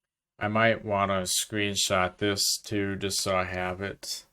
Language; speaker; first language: English; native; English